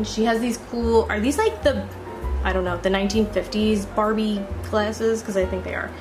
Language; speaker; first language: English; native; English